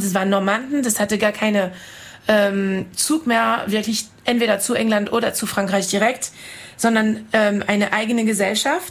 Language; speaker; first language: German; non-native, fluent; French